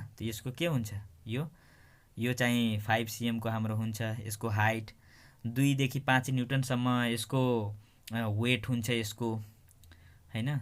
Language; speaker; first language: Nepali; non-native, local second language; Maithili